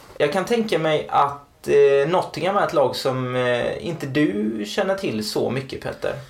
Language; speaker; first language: Swedish; native; Swedish